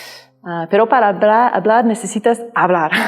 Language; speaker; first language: Spanish; non-native, learner; Portuguese